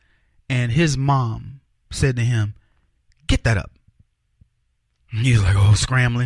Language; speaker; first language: English; native; English